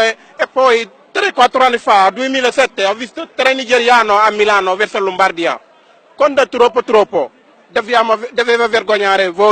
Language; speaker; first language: Italian; non-native, learner; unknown